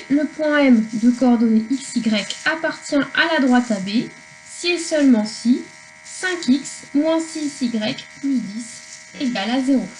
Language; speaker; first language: French; native; French